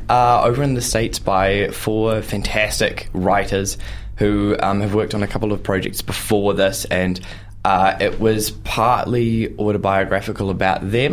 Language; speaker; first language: English; native; English